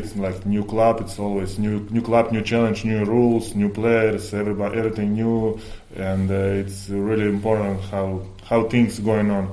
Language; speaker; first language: English; non-native, fluent; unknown